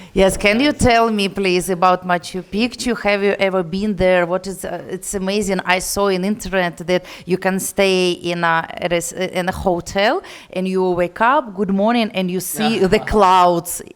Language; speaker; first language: English; non-native, learner; Russian